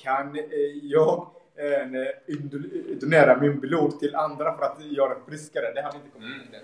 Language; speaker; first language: Swedish; early bilingual, other home language; Somali